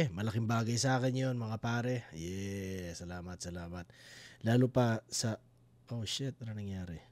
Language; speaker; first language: Filipino; native; Filipino